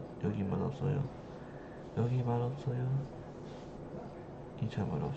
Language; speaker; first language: Korean; non-native, learner; English